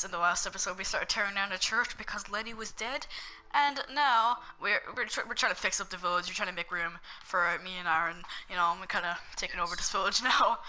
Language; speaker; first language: English; native; English